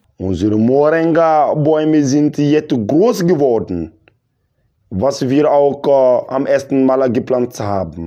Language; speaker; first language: German; non-native, local second language; Bambara